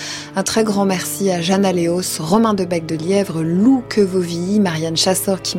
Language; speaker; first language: French; native; French